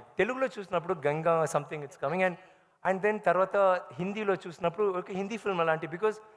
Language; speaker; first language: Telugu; non-native, learner; Tamil